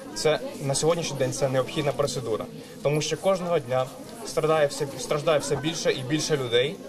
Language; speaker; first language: Ukrainian; native; Ukrainian